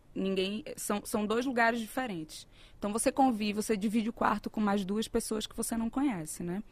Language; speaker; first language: Portuguese; native; Portuguese